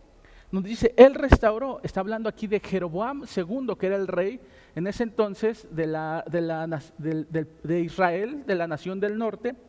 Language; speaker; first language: Spanish; native; Spanish